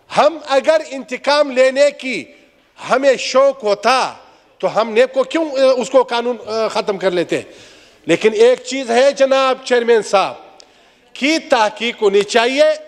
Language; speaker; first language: Urdu; non-native, local second language; Pashto